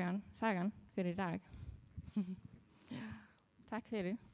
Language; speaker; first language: Icelandic; non-native, learner; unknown